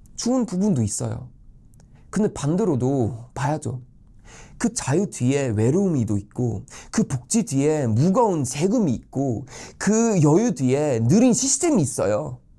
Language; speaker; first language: Korean; non-native, fluent; Swedish